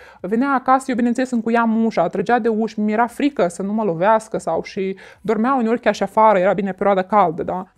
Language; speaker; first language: Romanian; native; Romanian